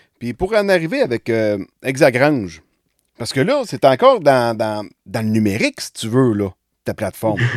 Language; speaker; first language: French; native; French